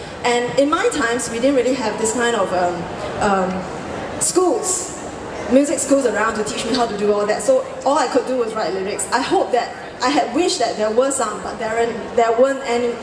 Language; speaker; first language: English; non-native, local second language; Chinese